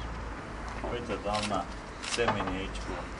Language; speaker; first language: Romanian; native; Romanian